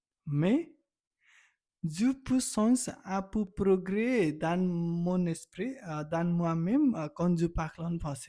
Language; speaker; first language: French; non-native, learner; Nepali